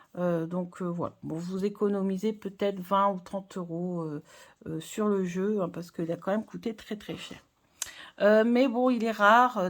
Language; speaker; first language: French; native; French